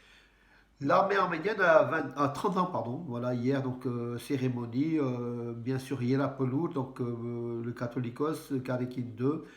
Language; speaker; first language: French; native; French